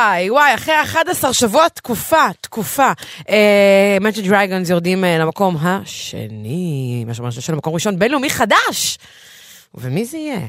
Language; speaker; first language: Hebrew; native; Hebrew